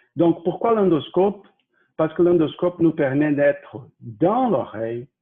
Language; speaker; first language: French; non-native, fluent; Portuguese